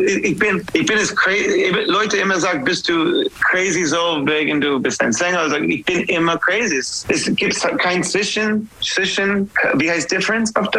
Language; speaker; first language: German; non-native, fluent; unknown